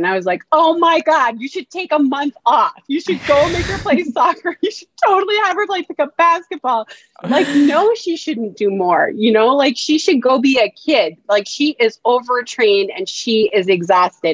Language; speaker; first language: English; native; English